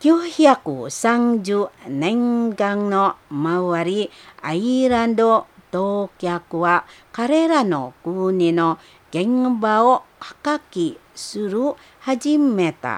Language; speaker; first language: Japanese; non-native, fluent; Indonesian